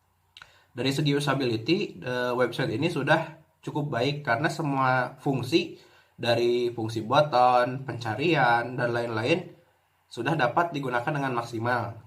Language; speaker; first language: Indonesian; native; Indonesian